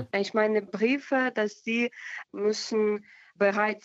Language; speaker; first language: German; non-native, fluent; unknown